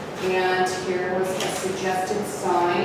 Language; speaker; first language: English; native; English